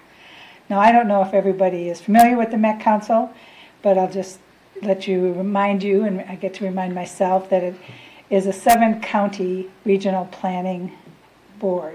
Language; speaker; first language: English; native; English